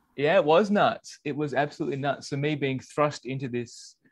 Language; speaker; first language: English; native; English